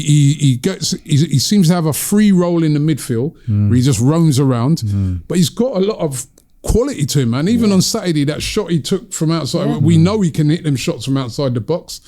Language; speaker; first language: English; native; English